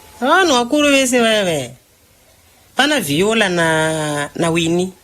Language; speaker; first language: Shona; non-native, fluent; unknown